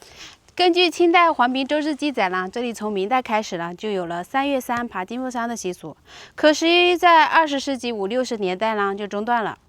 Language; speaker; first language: Chinese; native; Chinese